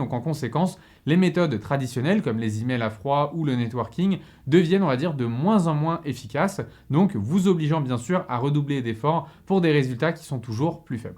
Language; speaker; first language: French; native; French